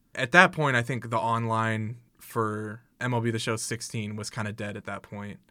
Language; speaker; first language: English; native; English